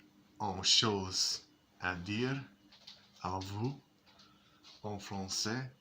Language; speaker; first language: French; non-native, learner; English